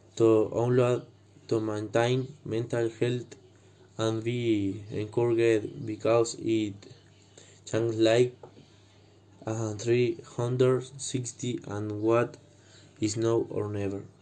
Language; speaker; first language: English; non-native, learner; Spanish